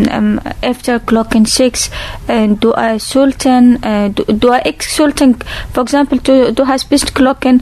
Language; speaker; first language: Danish; non-native, learner; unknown